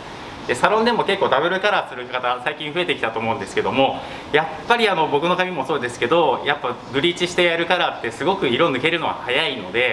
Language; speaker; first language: Japanese; native; Japanese